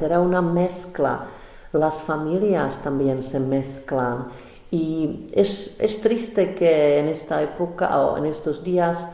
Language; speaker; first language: Spanish; non-native, fluent; Czech